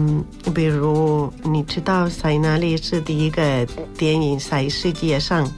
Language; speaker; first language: Chinese; non-native, learner; Spanish